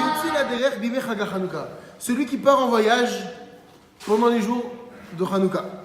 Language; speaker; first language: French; native; French